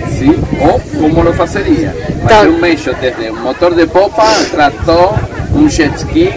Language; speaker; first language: Portuguese; non-native, learner; Spanish